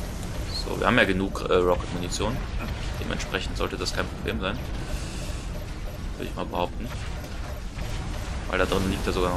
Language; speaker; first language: German; native; German